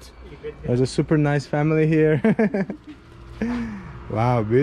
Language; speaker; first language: English; non-native, fluent; Azerbaijani